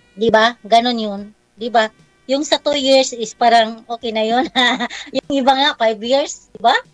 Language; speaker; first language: Filipino; non-native, local second language; Cebuano